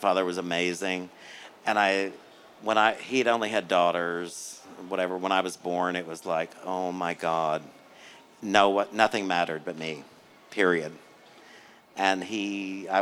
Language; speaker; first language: English; native; English